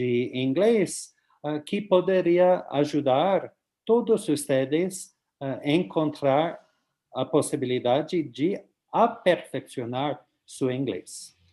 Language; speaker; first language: Portuguese; non-native, fluent; English